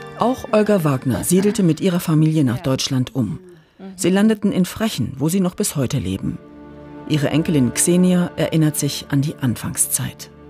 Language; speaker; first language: German; native; German